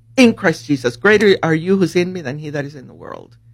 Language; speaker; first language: English; early bilingual, other home language; Spanish